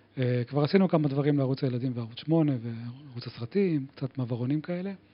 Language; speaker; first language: Hebrew; native; Hebrew